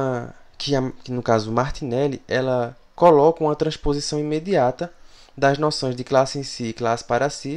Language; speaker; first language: Portuguese; native; Portuguese